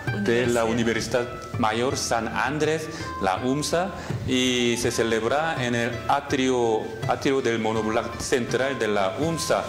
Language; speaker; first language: Spanish; non-native, learner; Korean